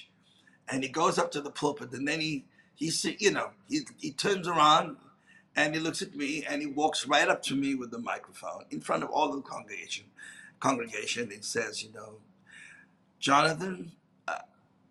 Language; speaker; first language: English; non-native, local second language; Afrikaans